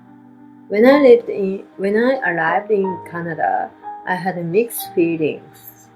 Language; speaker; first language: English; non-native, learner; Japanese